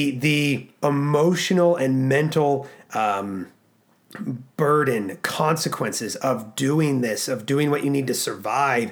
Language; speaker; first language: English; native; English